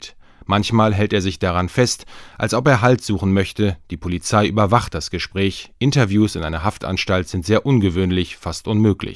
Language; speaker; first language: German; native; German